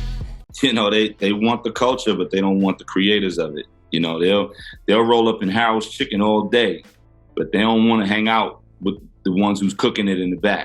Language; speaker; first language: English; native; English